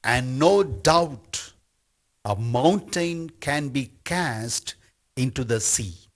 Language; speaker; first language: English; non-native, local second language; Tamil